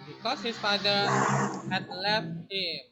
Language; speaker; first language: English; non-native, learner; Indonesian